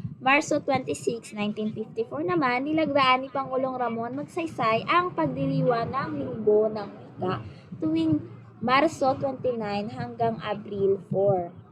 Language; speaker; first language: Filipino; native; Filipino